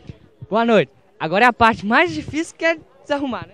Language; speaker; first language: Portuguese; native; Portuguese